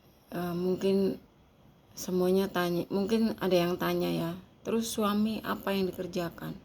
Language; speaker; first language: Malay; non-native, local second language; Javanese